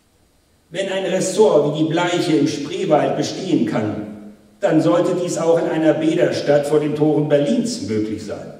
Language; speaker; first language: German; native; German